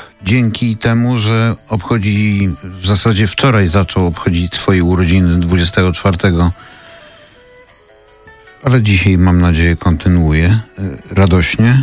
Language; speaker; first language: Polish; native; Polish